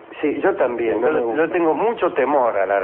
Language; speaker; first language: Spanish; native; Spanish